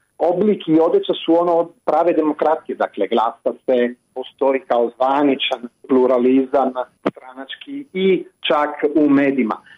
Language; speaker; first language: Croatian; non-native, fluent; Italian